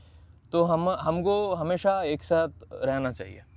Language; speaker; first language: Hindi; non-native, fluent; Bangla